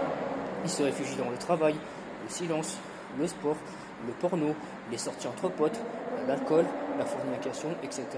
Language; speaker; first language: French; native; French